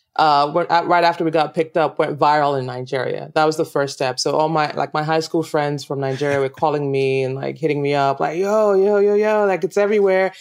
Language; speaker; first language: English; non-native, local second language; Yoruba